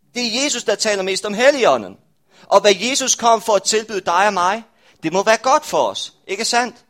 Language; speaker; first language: Danish; native; Danish